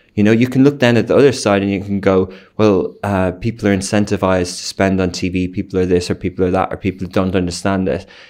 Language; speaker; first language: English; native; English